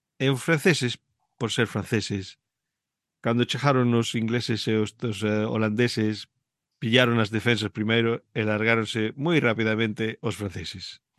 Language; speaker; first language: Galician; early bilingual, heritage; Galician